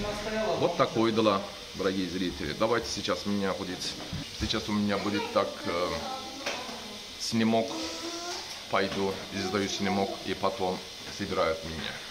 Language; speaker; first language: Russian; non-native, learner; Turkish